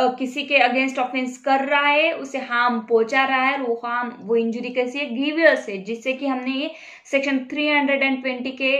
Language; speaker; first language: Hindi; non-native, local second language; Marathi